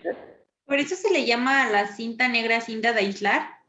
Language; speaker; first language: Spanish; native; Spanish